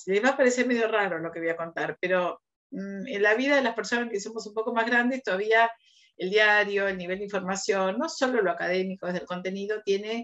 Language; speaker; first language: Spanish; native; Spanish